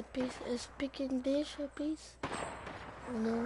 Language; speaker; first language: English; non-native, learner; French